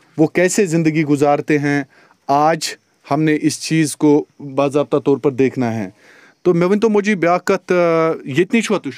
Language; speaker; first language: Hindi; non-native, local second language; Kashmiri